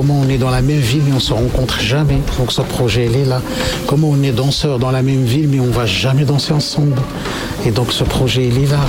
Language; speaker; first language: French; non-native, local second language; Arabic